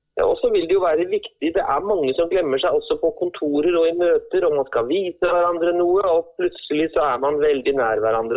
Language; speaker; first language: Norwegian; native; Norwegian